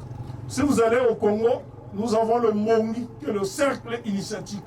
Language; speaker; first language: French; non-native, local second language; Kongo